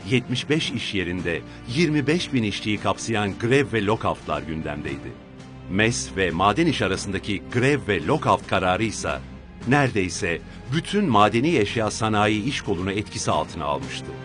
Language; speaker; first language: Turkish; native; Turkish